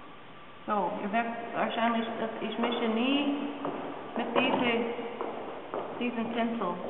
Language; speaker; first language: German; non-native, learner; English